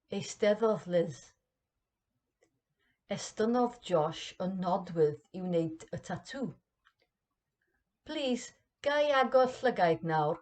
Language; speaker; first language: Welsh; non-native, learner; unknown